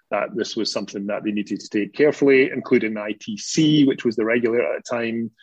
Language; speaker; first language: English; native; English